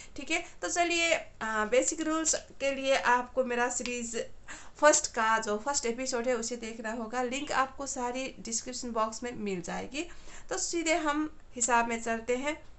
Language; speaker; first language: Hindi; non-native, fluent; Nepali